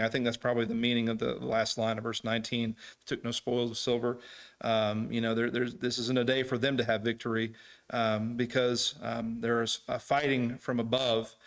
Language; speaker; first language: English; native; English